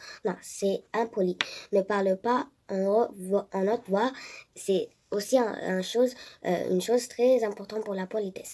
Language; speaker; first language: French; non-native, learner; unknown